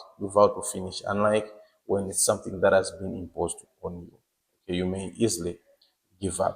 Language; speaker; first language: English; non-native, local second language; Nyanja